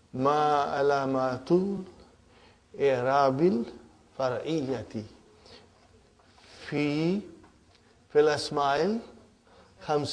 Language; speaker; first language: Arabic; non-native, fluent; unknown